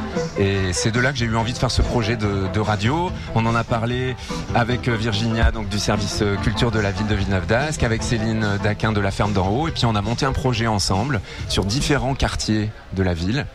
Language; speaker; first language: French; native; French